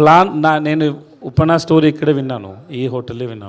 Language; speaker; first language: Telugu; non-native, learner; Tamil